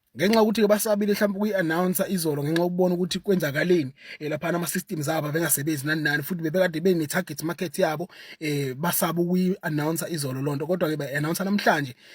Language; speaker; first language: Zulu; native; Zulu